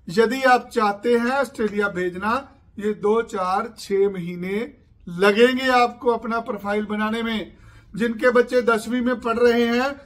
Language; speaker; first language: Hindi; non-native, local second language; Punjabi